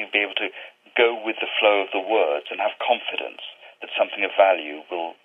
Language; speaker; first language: English; native; English